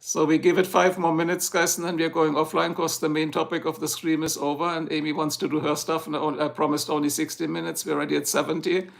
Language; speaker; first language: English; non-native, fluent; German